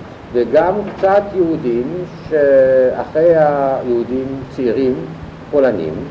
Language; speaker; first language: Hebrew; non-native, fluent; German